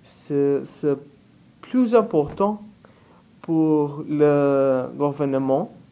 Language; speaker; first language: French; non-native, learner; Portuguese